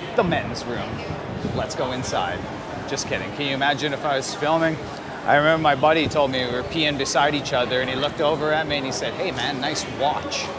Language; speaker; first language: English; native; English